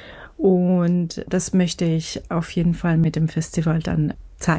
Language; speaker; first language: German; non-native, fluent; Persian